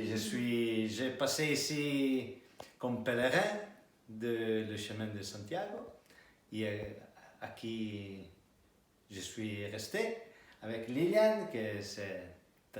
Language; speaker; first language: French; non-native, learner; Spanish